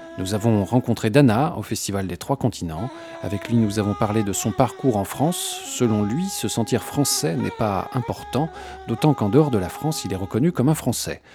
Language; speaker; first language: French; native; French